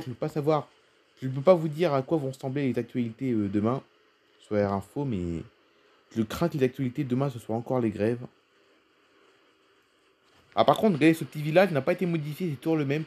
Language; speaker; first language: French; native; French